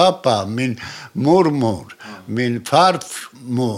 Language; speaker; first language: Swedish; non-native, learner; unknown